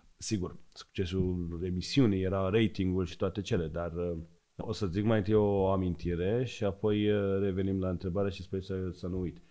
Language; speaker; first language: Romanian; non-native, fluent; Persian